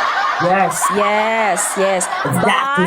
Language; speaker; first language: English; non-native, local second language; Malay